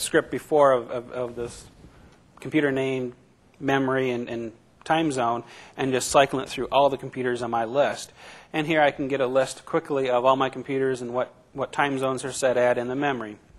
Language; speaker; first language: English; native; English